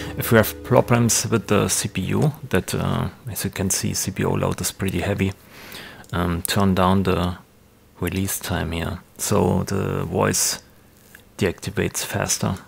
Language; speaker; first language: English; non-native, fluent; German